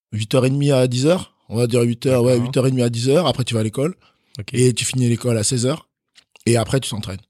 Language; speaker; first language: French; early bilingual, other home language; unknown